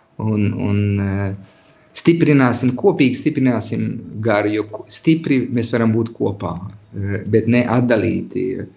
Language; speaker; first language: Latvian; early bilingual, heritage; Latvian